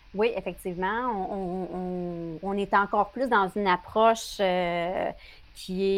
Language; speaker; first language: French; native; French